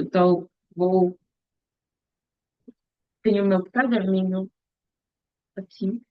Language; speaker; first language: Portuguese; non-native, learner; Spanish